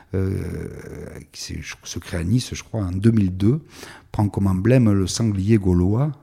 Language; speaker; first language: French; native; French